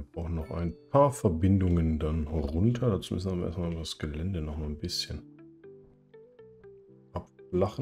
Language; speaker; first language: German; native; German